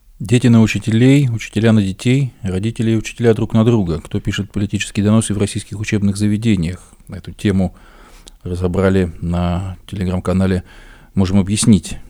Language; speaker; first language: Russian; native; Russian